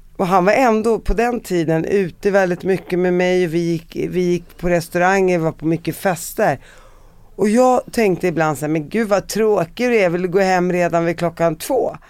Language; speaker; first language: Swedish; early bilingual, other home language; Arabic